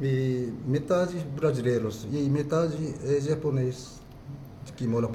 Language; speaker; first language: Portuguese; non-native, fluent; Japanese